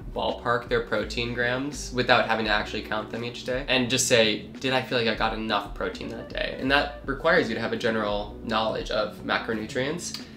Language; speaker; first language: English; native; English